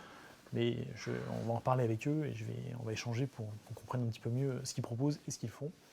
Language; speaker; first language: French; native; French